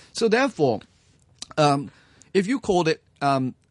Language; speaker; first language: English; non-native, local second language; Cantonese